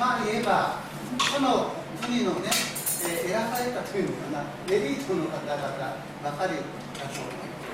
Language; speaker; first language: Japanese; native; Japanese